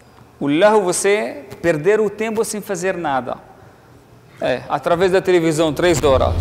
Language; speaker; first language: Portuguese; non-native, learner; Arabic